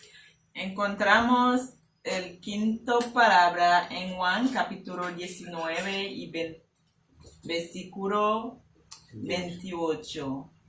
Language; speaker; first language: Spanish; non-native, learner; Haitian Creole